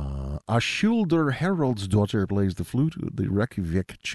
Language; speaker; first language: English; native; English